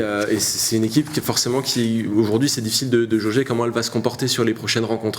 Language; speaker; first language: French; native; French